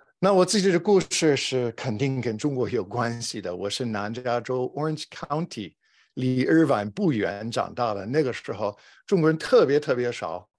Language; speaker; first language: Chinese; non-native, fluent; English